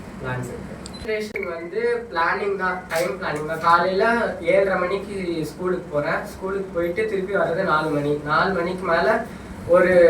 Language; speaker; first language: Tamil; native; Tamil